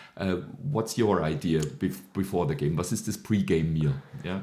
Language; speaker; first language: English; non-native, fluent; German